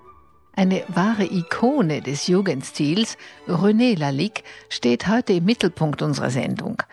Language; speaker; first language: German; native; German